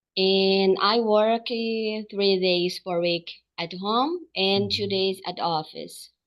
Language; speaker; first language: English; non-native, learner; Portuguese